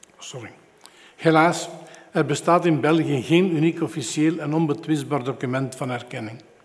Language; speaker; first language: Dutch; native; Dutch